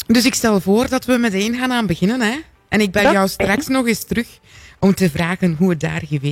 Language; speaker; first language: Dutch; native; Dutch